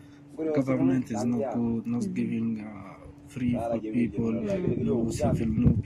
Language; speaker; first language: English; non-native, learner; Arabic